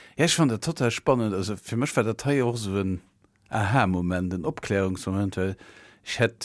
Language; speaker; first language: Luxembourgish; native; Luxembourgish